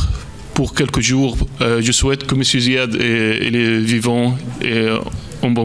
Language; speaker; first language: French; non-native, fluent; Arabic